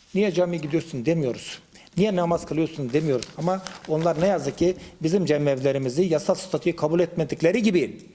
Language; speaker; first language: Turkish; native; Turkish